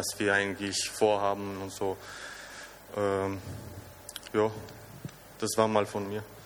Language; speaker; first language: German; non-native, fluent; Romanian